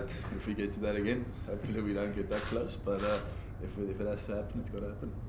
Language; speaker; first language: English; non-native, local second language; Afrikaans